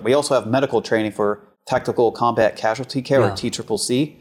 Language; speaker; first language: English; native; English